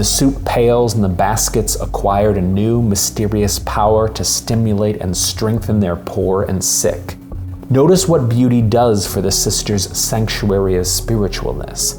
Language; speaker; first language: English; native; English